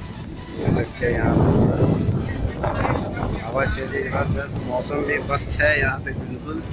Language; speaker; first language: Hindi; native; Hindi